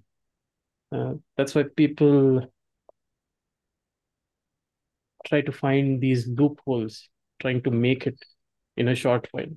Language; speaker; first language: English; non-native, local second language; Kannada